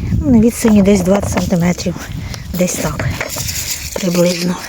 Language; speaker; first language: Ukrainian; native; Ukrainian